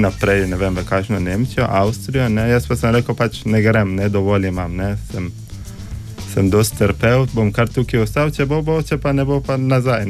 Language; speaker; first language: Slovenian; non-native, fluent; Persian